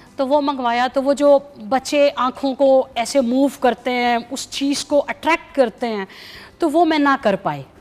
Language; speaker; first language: Urdu; native; Urdu